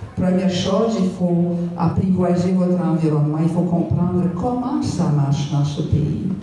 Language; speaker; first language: French; non-native, fluent; Romanian